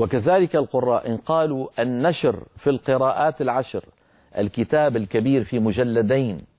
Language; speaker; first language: Arabic; native; Arabic